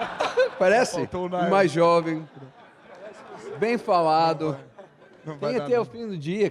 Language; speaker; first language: Portuguese; non-native, fluent; English